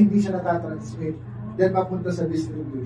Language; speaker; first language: Filipino; native; Filipino